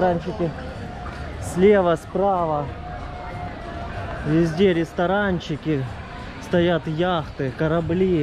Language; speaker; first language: Russian; native; Russian